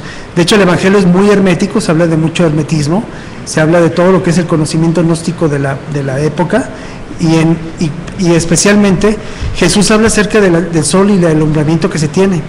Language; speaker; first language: Spanish; native; Spanish